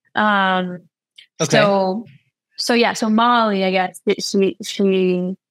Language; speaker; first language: English; non-native, fluent; Portuguese